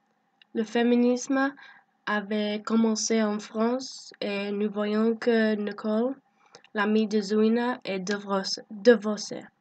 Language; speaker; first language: French; non-native, learner; English